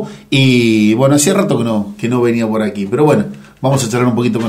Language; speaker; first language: Spanish; native; Spanish